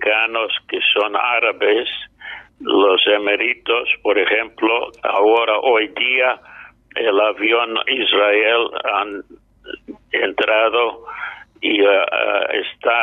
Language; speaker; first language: Spanish; non-native, fluent; English